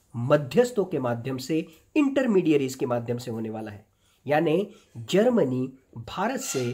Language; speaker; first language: Hindi; non-native, local second language; Marathi